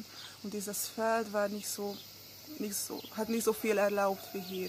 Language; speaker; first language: German; non-native, fluent; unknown